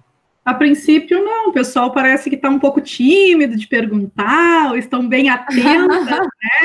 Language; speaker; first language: Portuguese; native; Portuguese